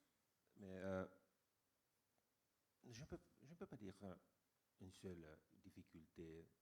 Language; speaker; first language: French; non-native, fluent; Finnish